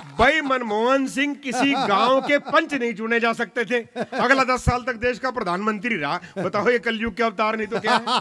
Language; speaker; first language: Hindi; non-native, local second language; Punjabi